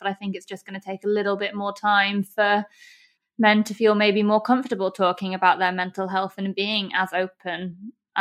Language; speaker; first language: English; native; English